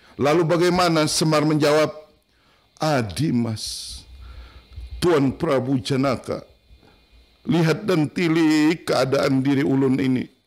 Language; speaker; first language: Indonesian; non-native, local second language; Banjar